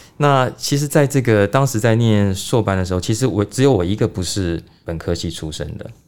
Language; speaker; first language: Chinese; native; Chinese